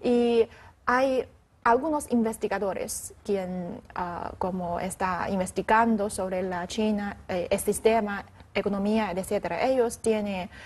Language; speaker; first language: Spanish; non-native, learner; Chinese